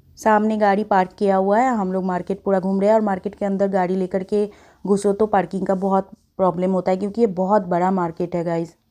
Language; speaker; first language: Hindi; non-native, local second language; Bangla